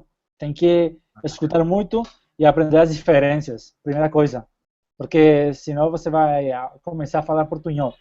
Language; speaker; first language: Portuguese; non-native, fluent; Spanish